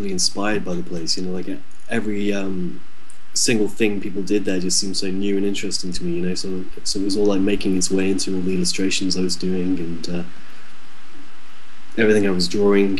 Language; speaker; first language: English; native; English